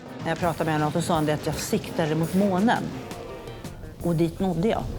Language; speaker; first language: Swedish; native; Swedish